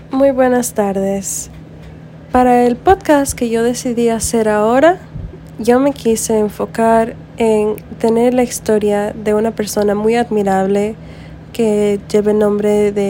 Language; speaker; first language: Spanish; early bilingual, heritage; Spanish